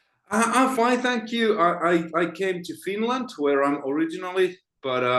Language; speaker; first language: English; non-native, fluent; Finnish